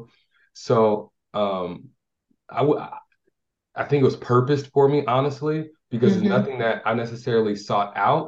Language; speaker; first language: English; native; English